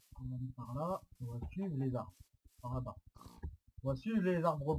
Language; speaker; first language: French; native; French